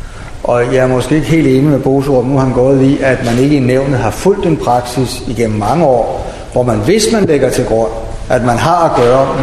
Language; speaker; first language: Danish; native; Danish